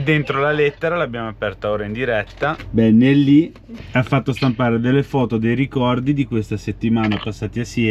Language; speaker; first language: Italian; native; Italian